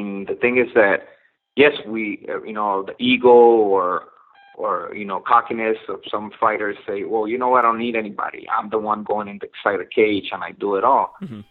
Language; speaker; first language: English; non-native, fluent; Spanish